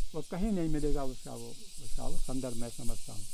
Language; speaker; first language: Hindi; native; Hindi